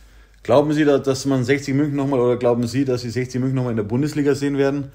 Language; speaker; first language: German; native; German